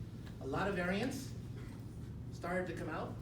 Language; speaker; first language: English; non-native, fluent; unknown